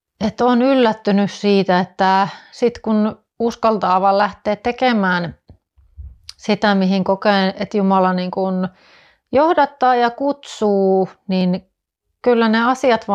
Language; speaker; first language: Finnish; native; Finnish